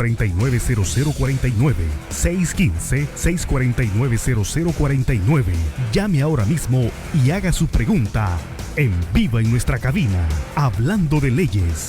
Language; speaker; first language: Spanish; native; Spanish